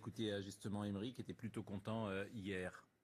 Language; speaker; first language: French; native; French